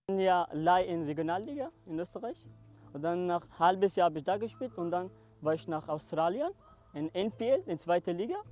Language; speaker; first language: German; non-native, learner; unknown